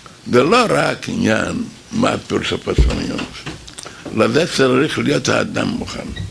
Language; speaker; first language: Hebrew; non-native, fluent; Yiddish